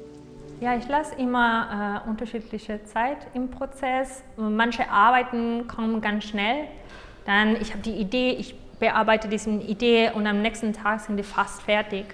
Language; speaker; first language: German; non-native, fluent; Spanish